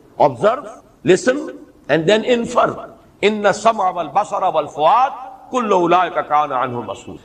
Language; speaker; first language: Urdu; native; Urdu